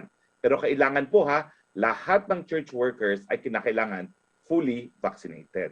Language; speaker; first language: Filipino; native; Filipino